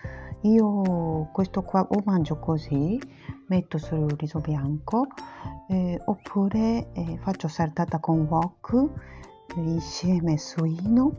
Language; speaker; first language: Italian; non-native, learner; Japanese